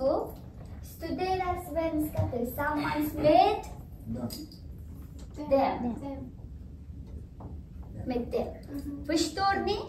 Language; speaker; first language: Swedish; non-native, fluent; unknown